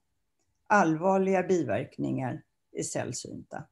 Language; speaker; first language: Swedish; native; Swedish